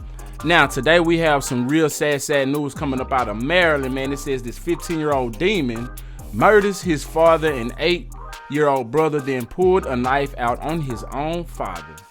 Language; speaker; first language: English; native; English